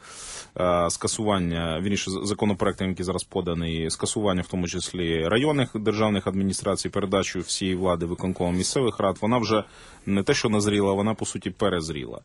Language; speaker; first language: Ukrainian; native; Ukrainian